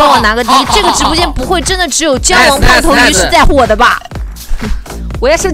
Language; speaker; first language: Chinese; native; Chinese